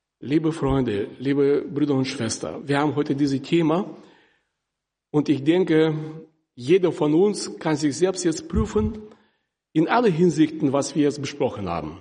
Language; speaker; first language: German; non-native, fluent; Russian